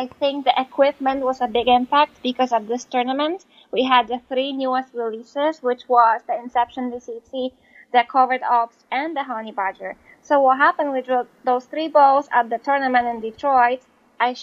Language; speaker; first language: English; non-native, fluent; Polish